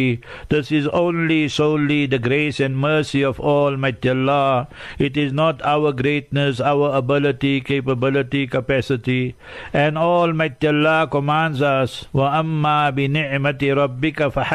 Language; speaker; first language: English; native; English